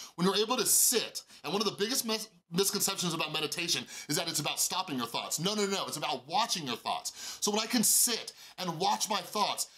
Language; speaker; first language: English; native; English